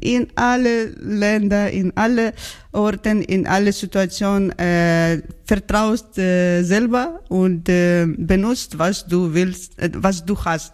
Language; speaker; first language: German; non-native, learner; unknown